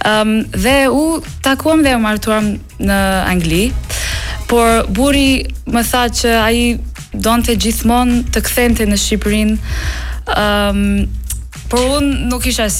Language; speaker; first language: Albanian; non-native, fluent; English